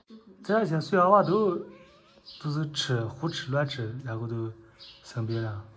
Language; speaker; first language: Chinese; native; Chinese